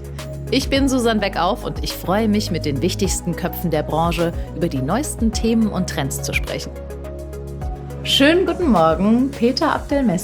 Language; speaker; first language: German; native; German